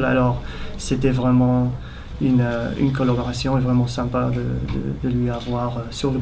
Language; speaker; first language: French; non-native, fluent; English